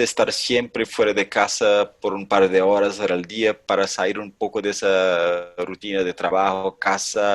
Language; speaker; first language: Spanish; non-native, fluent; Portuguese